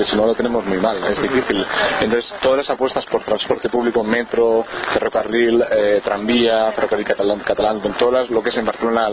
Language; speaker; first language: Spanish; native; Spanish